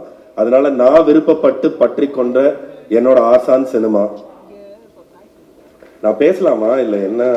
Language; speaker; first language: Tamil; native; Tamil